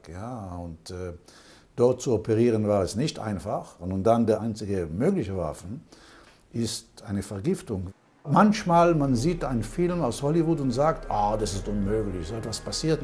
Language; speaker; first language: German; non-native, fluent; Hebrew